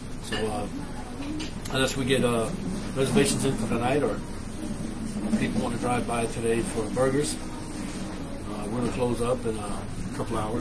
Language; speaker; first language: English; native; English